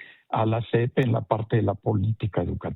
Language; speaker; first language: Spanish; native; Spanish